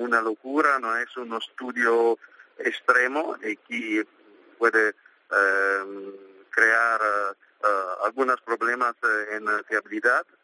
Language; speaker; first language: Spanish; non-native, learner; Italian